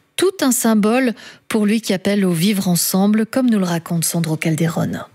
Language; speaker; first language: French; native; French